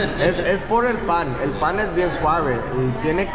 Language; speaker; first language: Spanish; non-native, fluent; English